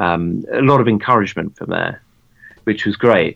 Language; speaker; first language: English; native; English